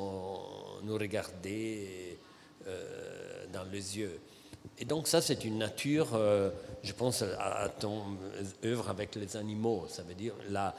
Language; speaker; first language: French; non-native, fluent; Italian